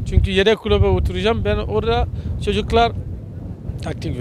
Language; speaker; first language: Turkish; non-native, learner; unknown